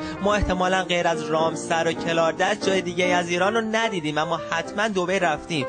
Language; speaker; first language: Persian; native; Persian